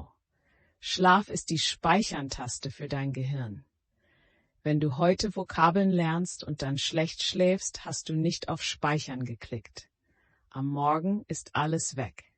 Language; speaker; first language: German; native; German